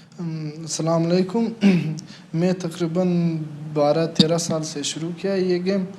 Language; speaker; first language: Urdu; non-native, local second language; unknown